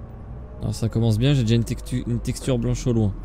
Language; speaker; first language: French; native; French